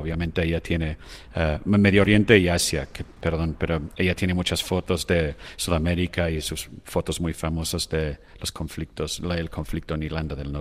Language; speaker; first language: Spanish; non-native, fluent; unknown